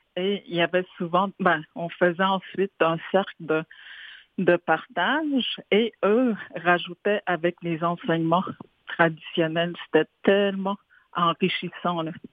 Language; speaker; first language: French; non-native, local second language; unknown